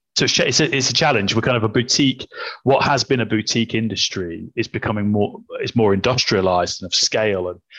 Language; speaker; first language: English; native; English